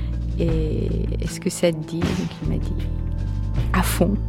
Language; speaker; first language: French; non-native, fluent; Korean